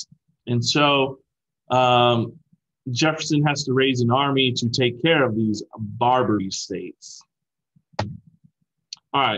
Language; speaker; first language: English; native; English